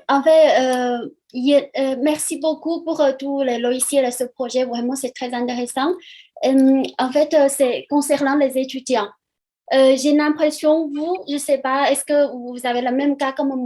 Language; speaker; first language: French; non-native, fluent; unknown